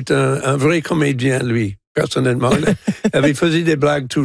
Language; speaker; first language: French; non-native, local second language; English